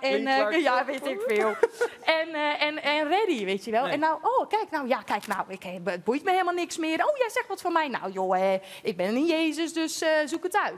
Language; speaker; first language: Dutch; native; Dutch